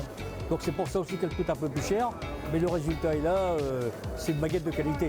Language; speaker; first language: French; native; French